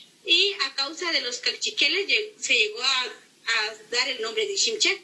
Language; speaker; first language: Spanish; native; Spanish